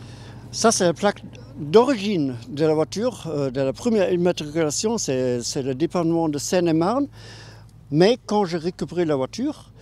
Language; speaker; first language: French; non-native, fluent; German